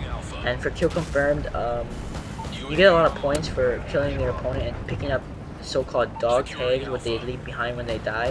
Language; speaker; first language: English; native; English